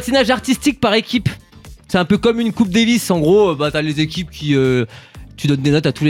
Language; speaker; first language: French; native; French